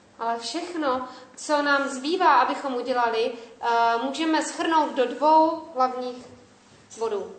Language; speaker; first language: Czech; native; Czech